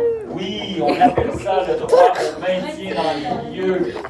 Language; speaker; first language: French; native; French